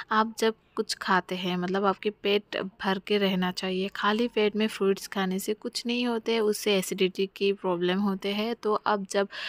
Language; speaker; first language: Hindi; non-native, local second language; Bangla